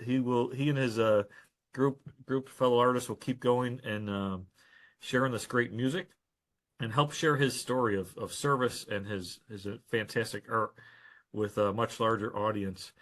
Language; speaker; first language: English; native; English